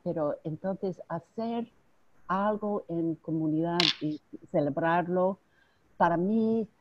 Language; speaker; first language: Spanish; non-native, fluent; English